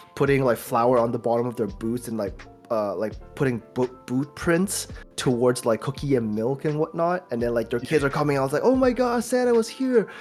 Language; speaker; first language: English; early bilingual, other home language; Chinese